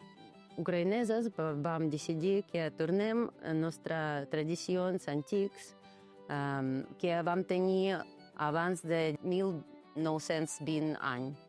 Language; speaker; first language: Catalan; non-native, learner; Ukrainian